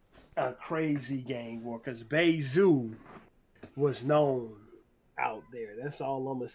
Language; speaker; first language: English; native; English